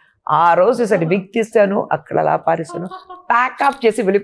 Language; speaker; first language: Telugu; non-native, local second language; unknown